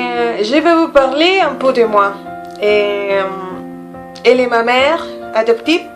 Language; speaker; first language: French; non-native, learner; Spanish